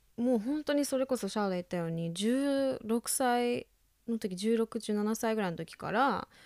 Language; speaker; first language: Japanese; native; Japanese